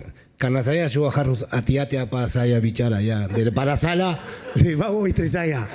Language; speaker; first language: Indonesian; non-native, fluent; Spanish